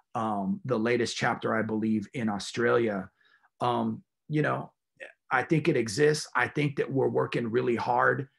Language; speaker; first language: English; native; English